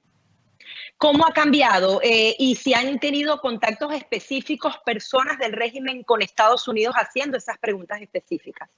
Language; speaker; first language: Spanish; native; Spanish